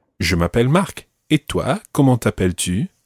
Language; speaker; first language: French; non-native, fluent; English